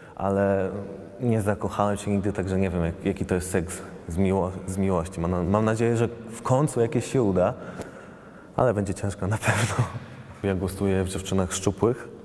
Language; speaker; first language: Polish; non-native, fluent; Italian